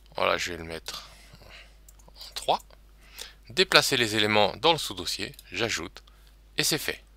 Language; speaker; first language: French; native; French